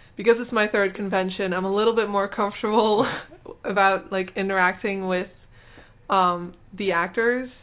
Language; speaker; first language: English; non-native, fluent; Dutch